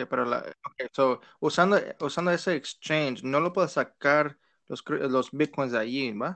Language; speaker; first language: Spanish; non-native, learner; English